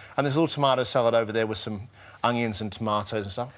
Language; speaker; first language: English; native; English